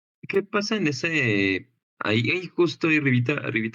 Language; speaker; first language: Spanish; native; Spanish